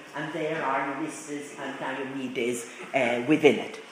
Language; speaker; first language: English; native; English